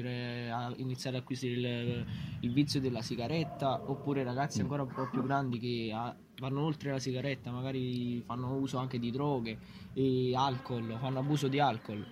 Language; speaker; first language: Italian; native; Italian